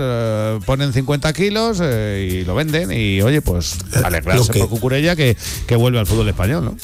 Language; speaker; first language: Spanish; native; Spanish